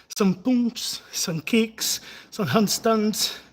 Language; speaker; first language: English; non-native, fluent; Portuguese